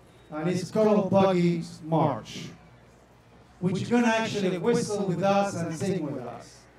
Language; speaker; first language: English; non-native, fluent; Spanish